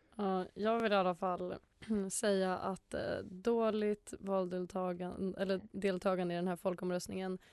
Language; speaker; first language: Swedish; native; Swedish